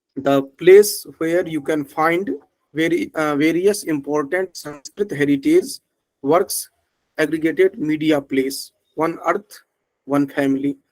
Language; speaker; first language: English; non-native, local second language; Hindi